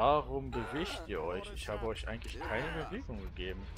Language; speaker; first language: German; native; German